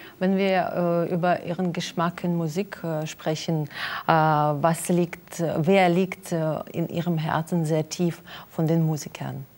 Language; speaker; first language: German; non-native, learner; Russian